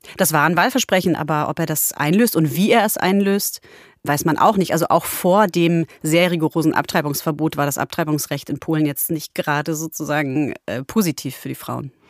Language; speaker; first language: German; early bilingual, other home language; Polish